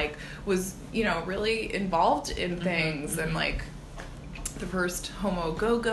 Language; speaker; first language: English; native; English